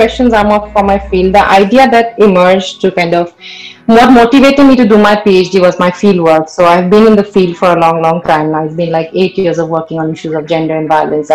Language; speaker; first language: English; non-native, local second language; Assamese